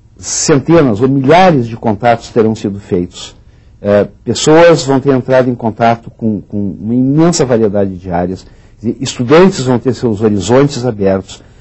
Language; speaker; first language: Portuguese; native; Portuguese